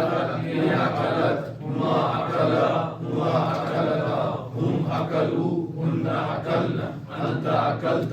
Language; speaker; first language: Arabic; non-native, learner; Urdu